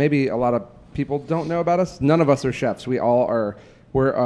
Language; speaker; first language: English; native; English